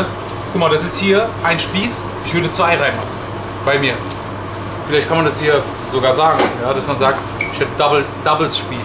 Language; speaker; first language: German; native; German